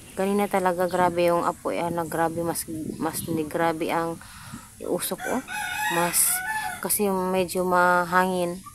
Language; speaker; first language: Filipino; non-native, local second language; Cebuano